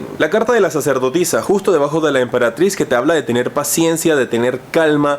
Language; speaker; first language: Spanish; native; Spanish